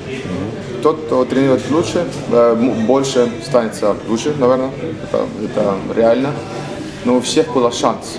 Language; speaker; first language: Russian; non-native, learner; Estonian